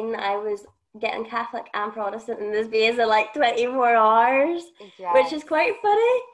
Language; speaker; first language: English; native; English